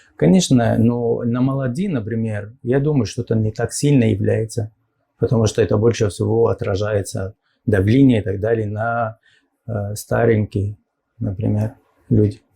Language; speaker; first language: Russian; non-native, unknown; Arabic